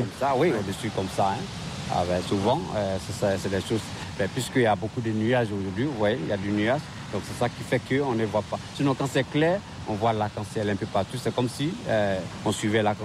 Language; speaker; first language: French; non-native, fluent; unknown